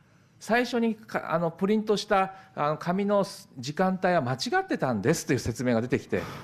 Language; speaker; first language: Japanese; native; Japanese